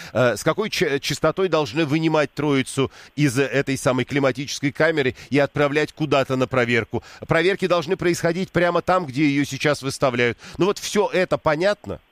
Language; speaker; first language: Russian; native; Russian